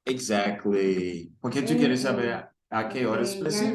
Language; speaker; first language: Spanish; early bilingual, heritage; Spanish